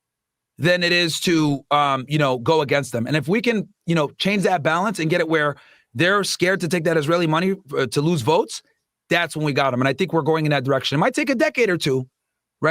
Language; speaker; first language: English; native; English